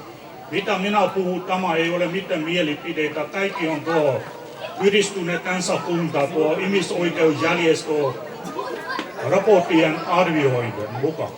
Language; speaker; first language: Finnish; non-native, fluent; Burmese